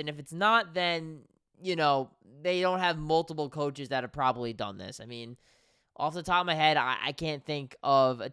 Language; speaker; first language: English; native; English